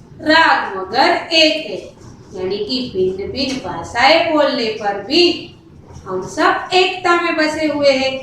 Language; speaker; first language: Hindi; non-native, local second language; Gujarati